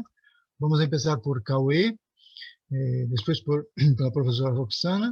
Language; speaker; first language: Spanish; non-native, fluent; Portuguese